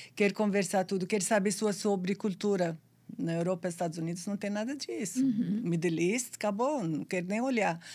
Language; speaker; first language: Portuguese; non-native, fluent; Arabic